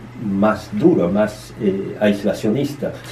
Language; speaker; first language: Spanish; non-native, fluent; French